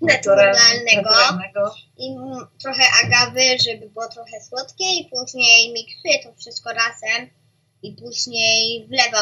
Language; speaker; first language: Polish; early bilingual, heritage; Polish